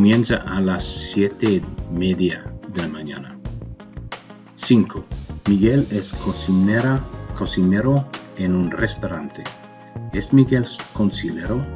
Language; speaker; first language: Spanish; non-native, learner; English